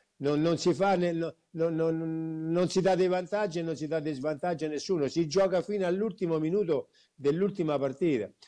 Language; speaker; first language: Italian; native; Italian